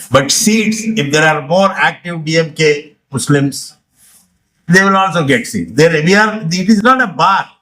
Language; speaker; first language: English; non-native, local second language; Tamil